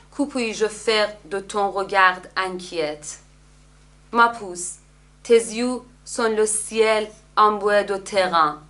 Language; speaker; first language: French; non-native, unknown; Persian